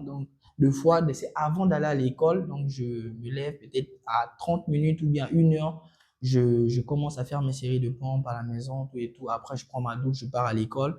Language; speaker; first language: French; non-native, local second language; Sango